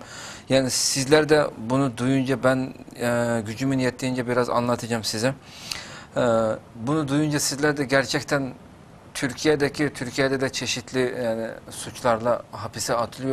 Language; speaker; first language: Turkish; non-native, fluent; Uyghur